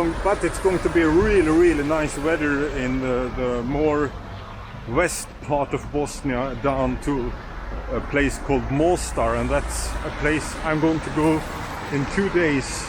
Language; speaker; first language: English; non-native, fluent; Swedish